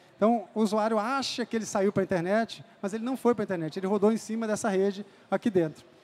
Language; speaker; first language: Portuguese; native; Portuguese